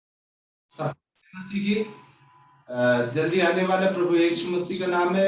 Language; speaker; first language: Hindi; non-native, local second language; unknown